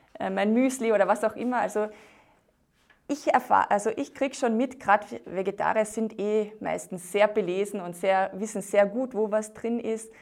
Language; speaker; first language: German; native; German